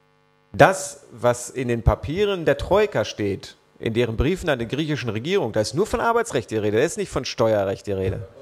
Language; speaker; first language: German; native; German